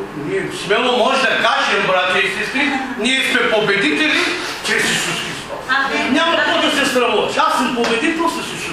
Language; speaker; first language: Bulgarian; non-native, local second language; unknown